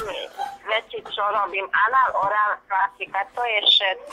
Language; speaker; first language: Slovak; non-native, local second language; Hungarian